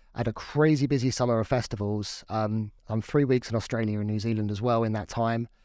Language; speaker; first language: English; native; English